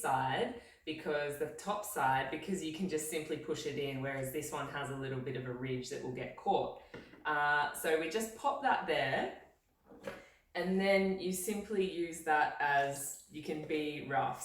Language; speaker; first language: English; native; English